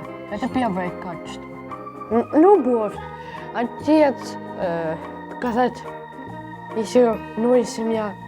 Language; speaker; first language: Russian; native; Russian